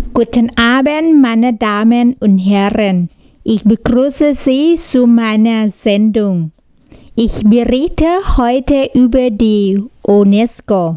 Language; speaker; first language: German; non-native, learner; Thai